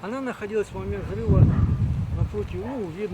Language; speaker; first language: Russian; native; Russian